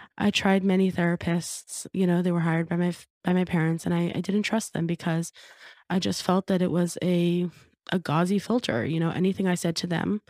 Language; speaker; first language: English; native; English